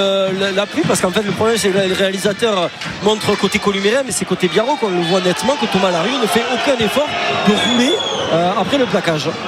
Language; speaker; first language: French; native; French